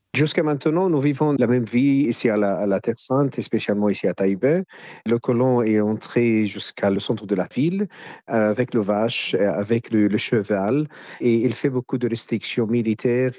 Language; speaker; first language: French; non-native, local second language; Arabic